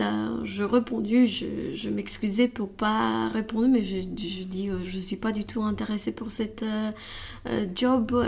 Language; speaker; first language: French; non-native, learner; Romanian